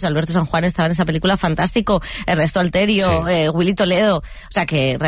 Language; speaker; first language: Spanish; native; Spanish